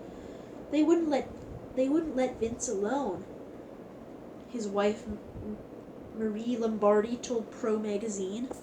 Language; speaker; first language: English; native; English